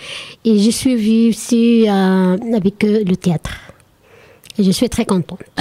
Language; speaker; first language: French; non-native, learner; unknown